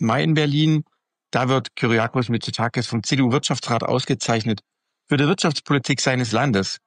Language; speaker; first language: German; native; German